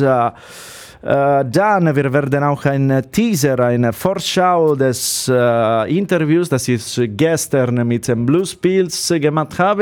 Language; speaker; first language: German; non-native, learner; Italian